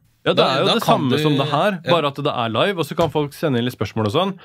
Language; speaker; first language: Norwegian; native; Norwegian